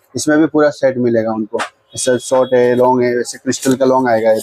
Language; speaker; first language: Hindi; non-native, local second language; Marathi